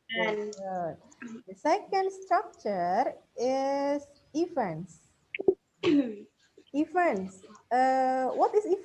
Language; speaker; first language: English; non-native, fluent; Indonesian